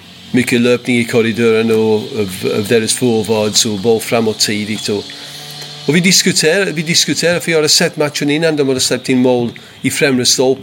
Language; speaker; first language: Swedish; non-native, fluent; English